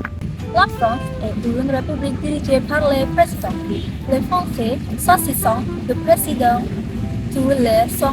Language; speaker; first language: French; non-native, learner; Indonesian